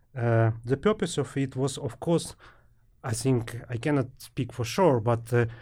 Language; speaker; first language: English; non-native, fluent; Ukrainian